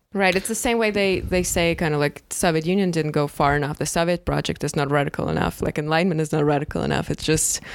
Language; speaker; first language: English; non-native, fluent; Russian